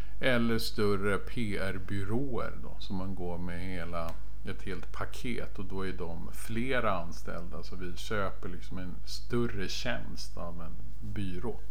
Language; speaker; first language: Swedish; native; Swedish